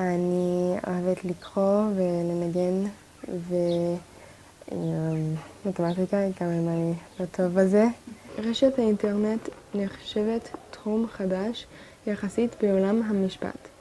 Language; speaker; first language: Hebrew; non-native, learner; English